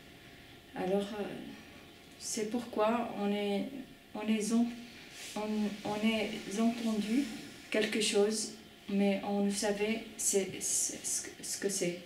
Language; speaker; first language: French; non-native, fluent; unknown